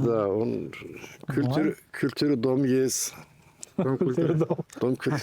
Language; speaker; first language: Russian; non-native, learner; Turkish